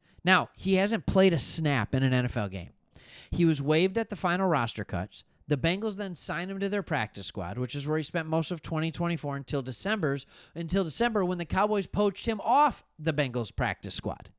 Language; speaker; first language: English; native; English